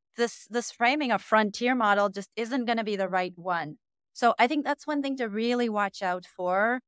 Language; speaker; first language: English; native; English